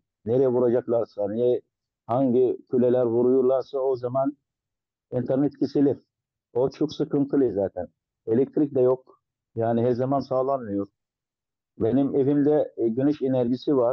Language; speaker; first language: Turkish; non-native, local second language; Arabic